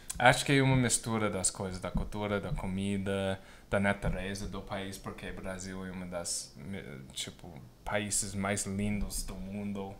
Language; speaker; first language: Portuguese; non-native, fluent; English